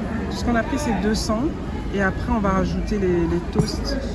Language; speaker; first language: French; native; French